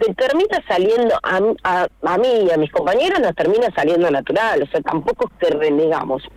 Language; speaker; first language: Spanish; native; Spanish